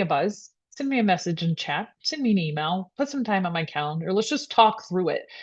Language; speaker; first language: English; native; English